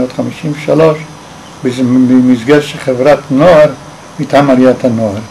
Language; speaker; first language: Hebrew; native; Hebrew